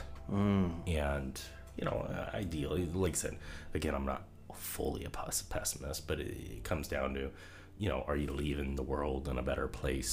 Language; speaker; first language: English; native; English